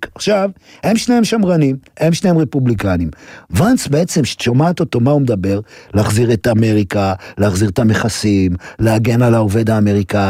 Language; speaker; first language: Hebrew; native; Hebrew